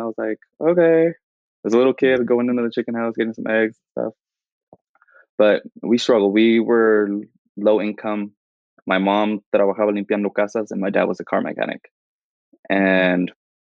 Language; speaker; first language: English; native; English